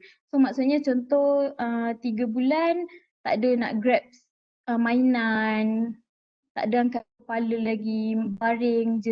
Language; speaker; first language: Malay; native; Malay